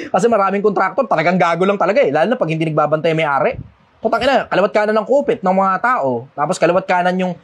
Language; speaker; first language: Filipino; native; Filipino